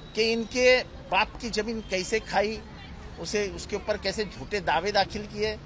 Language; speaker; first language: Hindi; non-native, local second language; Marathi